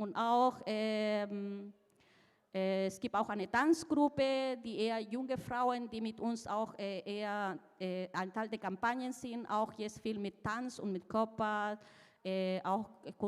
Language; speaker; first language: German; non-native, fluent; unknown